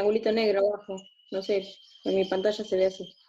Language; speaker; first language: Spanish; native; Spanish